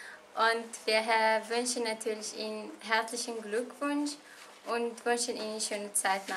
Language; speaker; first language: German; non-native, learner; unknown